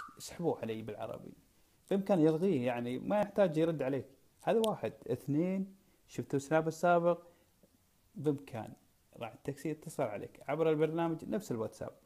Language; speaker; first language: Arabic; native; Arabic